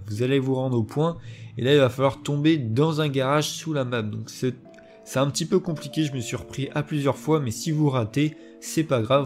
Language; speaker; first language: French; native; French